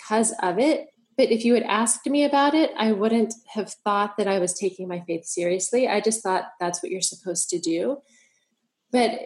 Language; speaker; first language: English; native; English